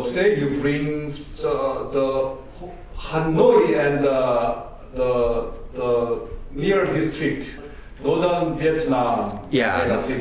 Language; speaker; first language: English; non-native, learner; Korean